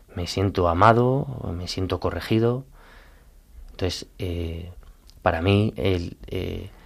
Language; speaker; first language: Spanish; native; Spanish